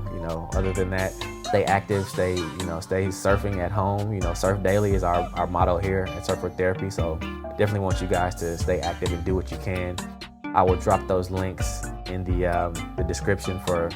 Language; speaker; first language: English; native; English